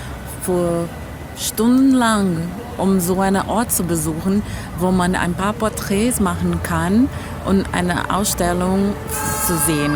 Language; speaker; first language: German; non-native, fluent; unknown